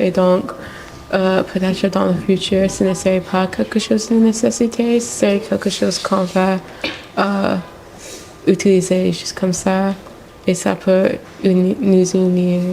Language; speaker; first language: French; non-native, local second language; English